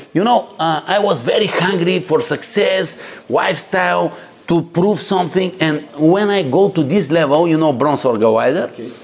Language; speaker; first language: English; non-native, learner; Bulgarian